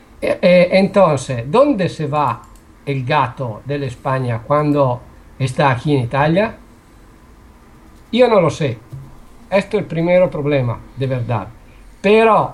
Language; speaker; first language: Spanish; non-native, learner; Italian